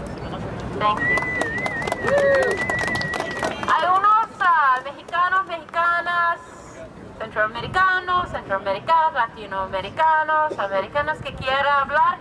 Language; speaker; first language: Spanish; non-native, learner; English